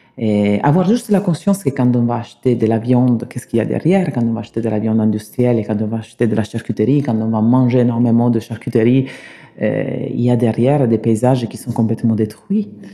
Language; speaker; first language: French; non-native, fluent; Italian